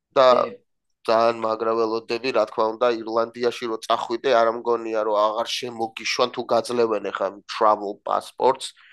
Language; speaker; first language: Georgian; native; Georgian